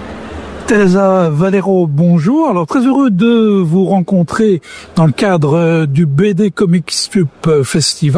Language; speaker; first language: French; native; French